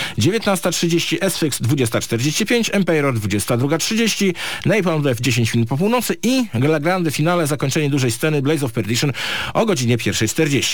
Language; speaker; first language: Polish; native; Polish